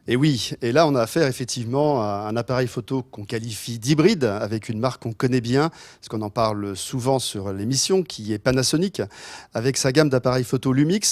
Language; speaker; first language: French; native; French